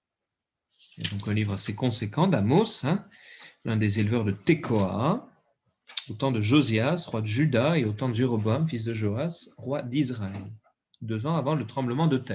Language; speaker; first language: French; native; French